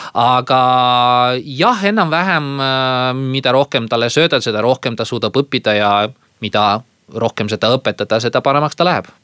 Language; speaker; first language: Estonian; native; Estonian